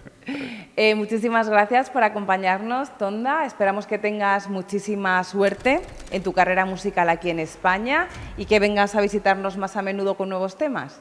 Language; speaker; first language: Spanish; native; Spanish